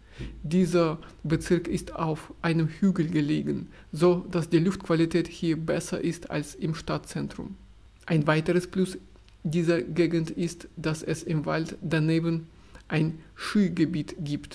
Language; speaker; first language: German; non-native, fluent; Russian